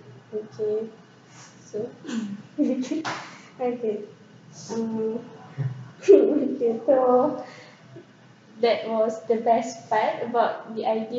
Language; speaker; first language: English; non-native, local second language; Malay